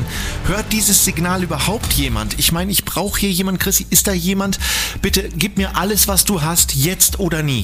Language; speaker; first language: German; native; German